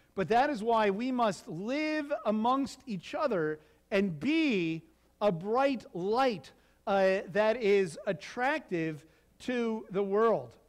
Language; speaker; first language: English; native; English